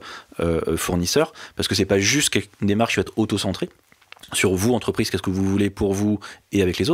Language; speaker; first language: French; native; French